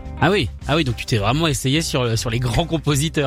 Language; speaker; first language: French; native; French